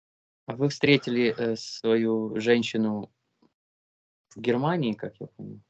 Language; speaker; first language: Russian; native; Russian